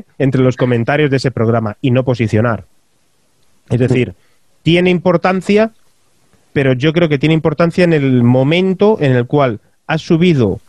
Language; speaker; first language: Spanish; native; Spanish